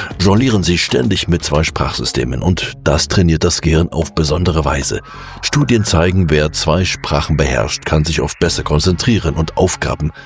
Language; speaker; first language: German; native; German